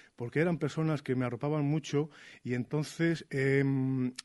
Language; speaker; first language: Spanish; native; Spanish